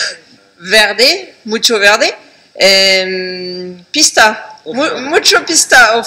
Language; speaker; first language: Spanish; non-native, learner; French